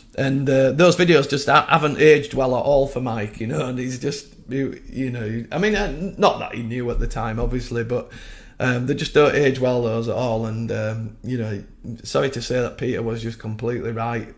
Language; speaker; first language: English; native; English